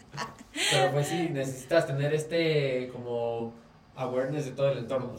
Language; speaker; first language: Spanish; native; Spanish